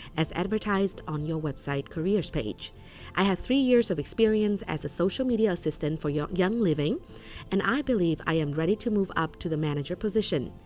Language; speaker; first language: English; non-native, fluent; Vietnamese